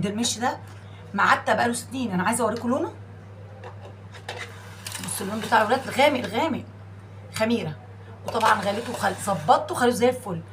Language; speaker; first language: Arabic; native; Arabic